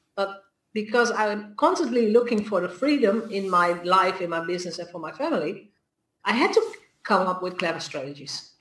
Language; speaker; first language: English; non-native, fluent; Dutch